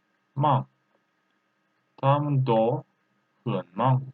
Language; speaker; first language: Chinese; non-native, fluent; Turkish